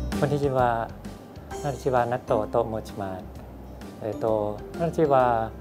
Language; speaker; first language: Thai; native; Thai